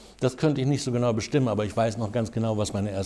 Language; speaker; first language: German; native; German